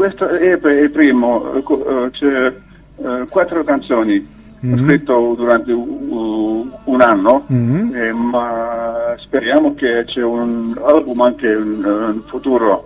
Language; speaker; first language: Italian; non-native, learner; Finnish